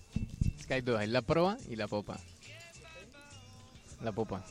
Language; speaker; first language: Spanish; native; Spanish